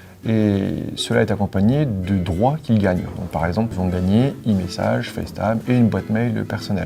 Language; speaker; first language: French; native; French